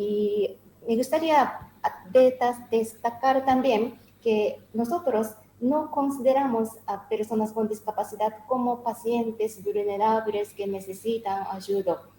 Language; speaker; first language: Spanish; non-native, learner; Japanese